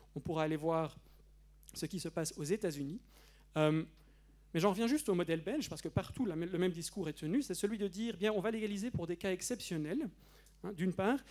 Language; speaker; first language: French; native; French